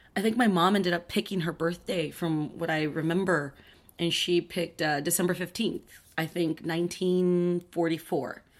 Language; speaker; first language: English; early bilingual, other home language; Spanish